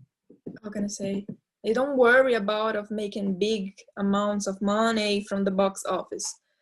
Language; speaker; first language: English; non-native, fluent; Portuguese